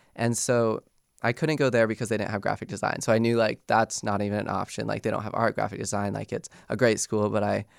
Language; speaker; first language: English; native; English